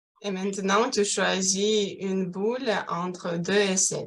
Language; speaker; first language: French; non-native, fluent; Russian